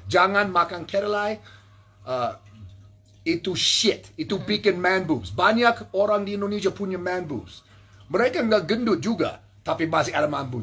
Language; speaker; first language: Indonesian; non-native, learner; English